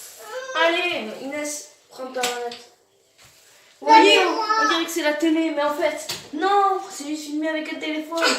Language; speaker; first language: French; native; French